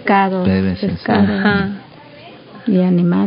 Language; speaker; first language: Spanish; non-native, local second language; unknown